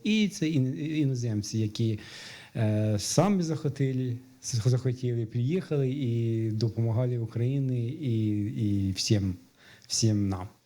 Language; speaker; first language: Ukrainian; non-native, fluent; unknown